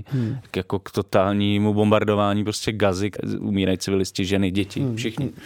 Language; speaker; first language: Czech; native; Czech